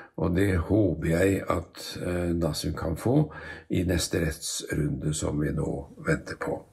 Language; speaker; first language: Norwegian; native; Norwegian